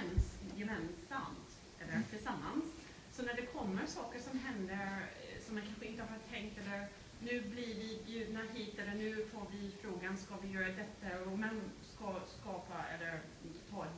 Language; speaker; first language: Swedish; non-native, fluent; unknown